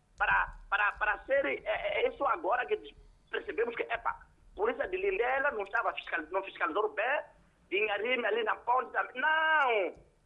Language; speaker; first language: Portuguese; non-native, local second language; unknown